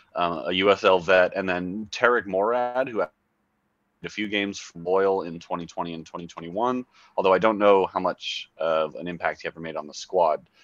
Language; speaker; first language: English; native; English